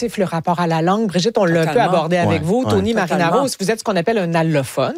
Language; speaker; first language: French; native; French